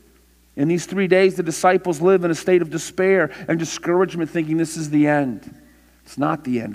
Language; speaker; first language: English; native; English